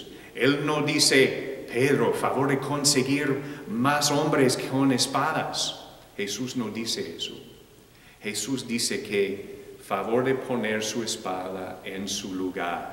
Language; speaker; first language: Spanish; non-native, fluent; English